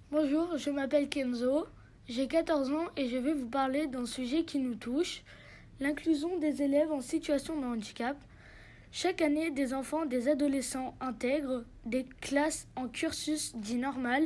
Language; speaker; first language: French; native; French